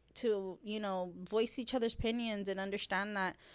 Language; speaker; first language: English; native; English